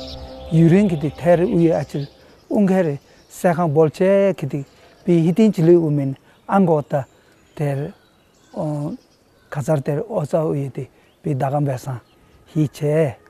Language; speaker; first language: Mongolian; non-native, fluent; Tibetan